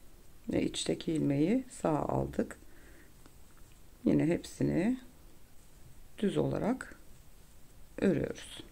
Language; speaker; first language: Turkish; native; Turkish